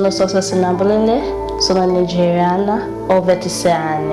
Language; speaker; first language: Italian; non-native, learner; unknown